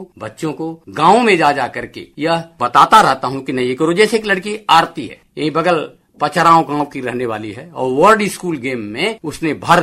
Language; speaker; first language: Hindi; native; Hindi